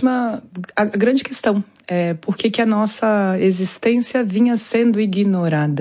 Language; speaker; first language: Portuguese; native; Portuguese